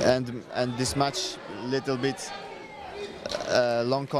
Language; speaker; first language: English; non-native, learner; Turkish